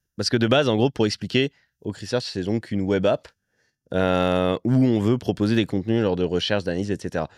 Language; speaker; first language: French; native; French